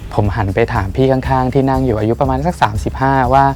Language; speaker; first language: Thai; native; Thai